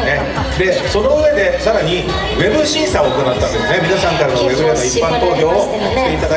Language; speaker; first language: Japanese; native; Japanese